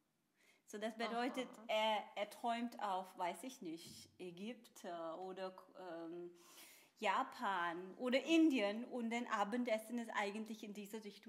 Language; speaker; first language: German; non-native, fluent; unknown